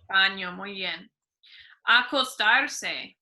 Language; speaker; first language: Spanish; non-native, fluent; English